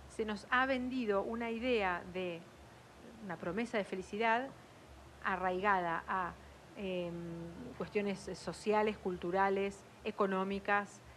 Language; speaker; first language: Spanish; native; Spanish